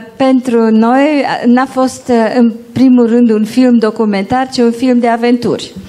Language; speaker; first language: Romanian; non-native, local second language; German